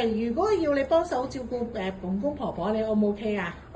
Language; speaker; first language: Cantonese; native; Cantonese